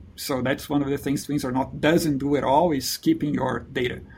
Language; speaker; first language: English; non-native, fluent; Portuguese